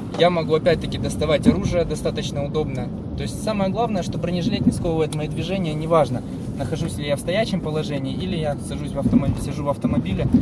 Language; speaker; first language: Russian; native; Russian